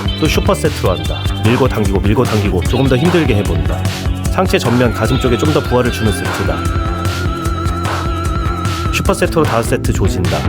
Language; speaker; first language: Korean; native; Korean